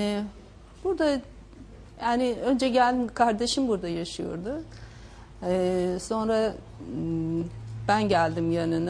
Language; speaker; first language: Turkish; non-native, fluent; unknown